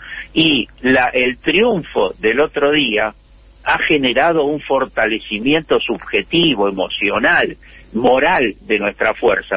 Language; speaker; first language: Spanish; native; Spanish